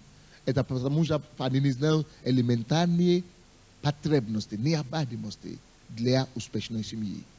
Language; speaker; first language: Russian; non-native, fluent; Yoruba